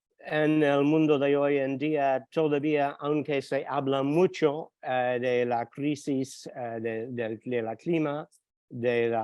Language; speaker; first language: Spanish; non-native, fluent; English